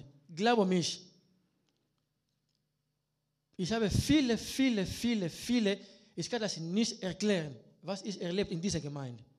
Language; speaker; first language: German; non-native, learner; Lingala